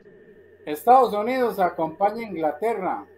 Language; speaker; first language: Spanish; native; Spanish